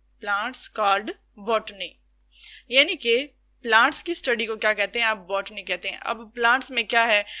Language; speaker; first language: Urdu; native; Urdu